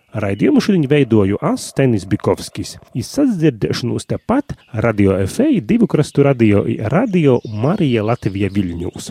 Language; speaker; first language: Latvian; native; Latvian